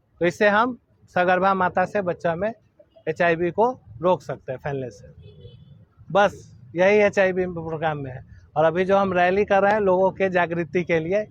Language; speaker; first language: Hindi; non-native, local second language; Gujarati